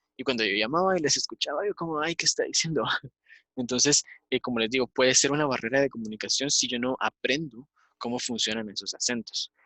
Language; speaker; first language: Spanish; native; Spanish